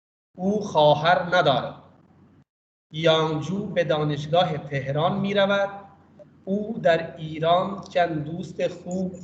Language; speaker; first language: Persian; non-native, fluent; Urdu